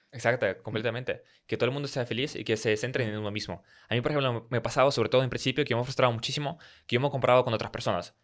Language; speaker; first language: Spanish; early bilingual, other home language; Russian